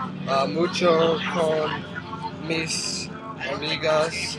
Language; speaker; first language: Spanish; non-native, learner; English